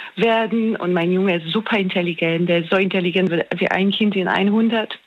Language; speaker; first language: German; non-native, fluent; Polish